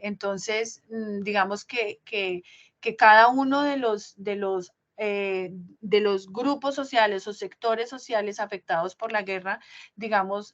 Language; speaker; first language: Spanish; native; Spanish